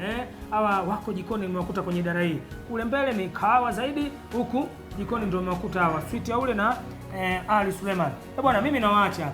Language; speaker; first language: Swahili; native; Swahili